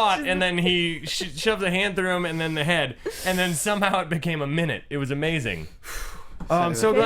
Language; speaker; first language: English; native; English